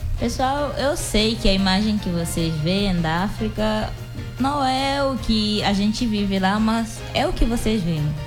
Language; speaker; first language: Portuguese; non-native, local second language; Upper Guinea Crioulo